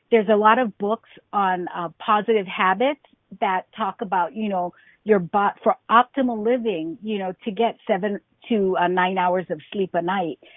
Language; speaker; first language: English; native; English